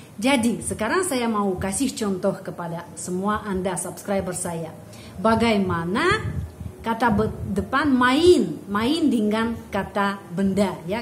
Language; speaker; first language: Indonesian; non-native, fluent; Russian